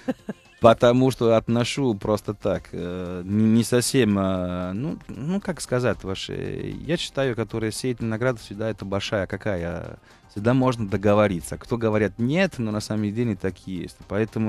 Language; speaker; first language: Russian; non-native, fluent; Italian